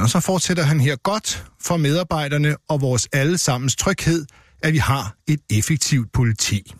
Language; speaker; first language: Danish; native; Danish